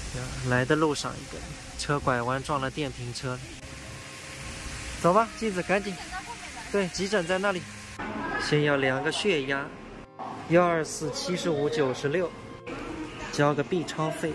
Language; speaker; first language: Chinese; non-native, local second language; Wu Chinese